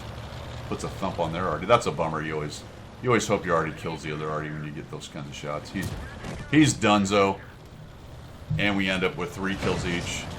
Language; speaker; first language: English; native; English